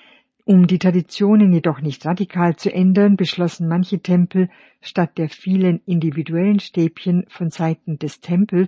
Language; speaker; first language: German; native; German